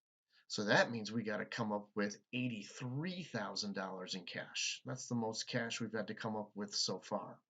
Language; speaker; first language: English; native; English